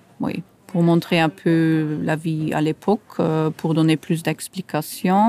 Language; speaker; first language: French; non-native, local second language; Luxembourgish